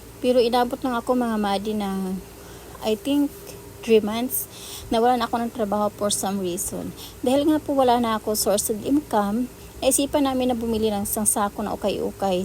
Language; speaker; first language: Filipino; non-native, local second language; Aklanon